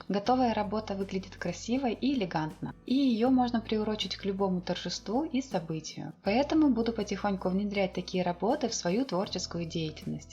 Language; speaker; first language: Russian; native; Russian